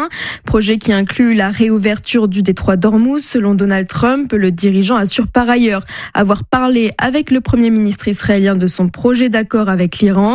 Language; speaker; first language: French; native; French